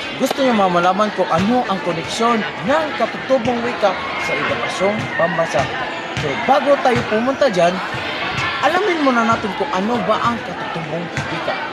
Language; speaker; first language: Filipino; non-native, local second language; Cebuano